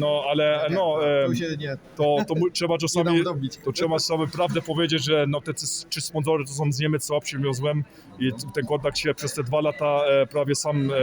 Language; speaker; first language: Polish; early bilingual, heritage; Polish